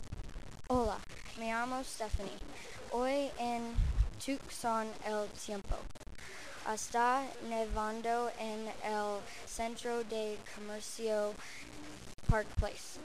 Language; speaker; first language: Spanish; non-native, learner; English